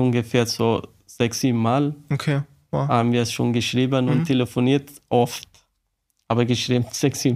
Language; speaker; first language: German; non-native, learner; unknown